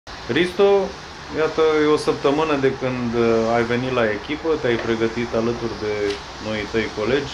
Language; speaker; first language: Romanian; native; Romanian